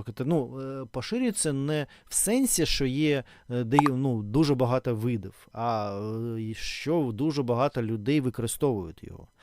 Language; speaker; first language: Ukrainian; non-native, local second language; Russian